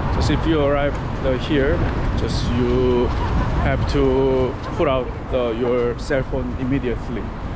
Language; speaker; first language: English; non-native, learner; Korean